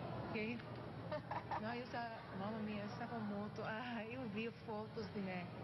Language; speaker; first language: Portuguese; non-native, learner; English